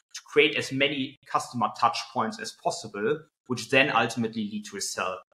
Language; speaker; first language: English; non-native, fluent; German